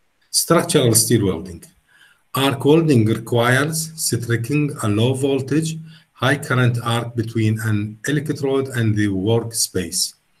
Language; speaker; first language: English; non-native, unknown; Arabic